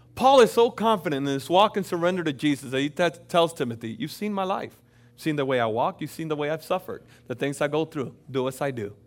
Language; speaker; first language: English; native; English